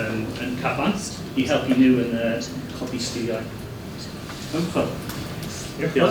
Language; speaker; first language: Welsh; non-native, learner; English